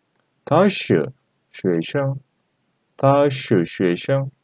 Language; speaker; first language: Chinese; non-native, fluent; Turkish